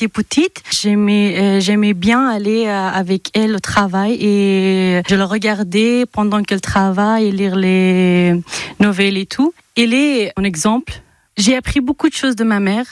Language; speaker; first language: French; non-native, fluent; Persian